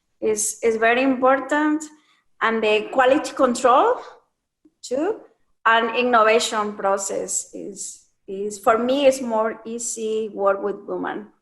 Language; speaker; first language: English; non-native, learner; Spanish